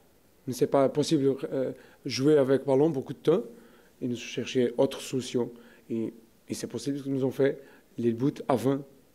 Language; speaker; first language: French; non-native, learner; Portuguese